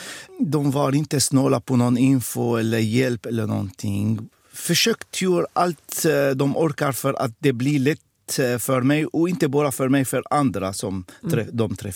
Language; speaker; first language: Swedish; non-native, fluent; Arabic